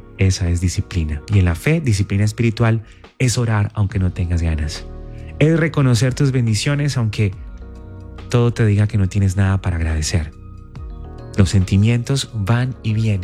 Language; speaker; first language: Spanish; native; Spanish